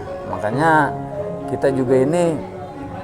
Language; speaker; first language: Indonesian; native; Indonesian